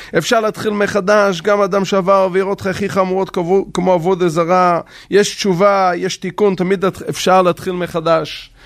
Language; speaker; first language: Hebrew; non-native, local second language; Yiddish